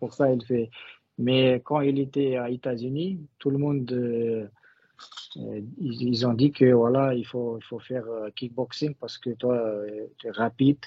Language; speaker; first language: French; non-native, learner; Russian